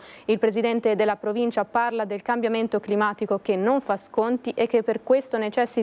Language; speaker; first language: Italian; native; Italian